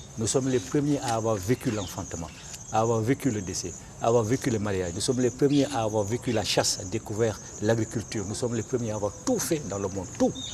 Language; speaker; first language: French; non-native, local second language; Bambara